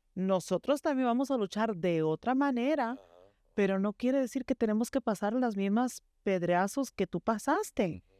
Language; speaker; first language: Spanish; early bilingual, heritage; Spanish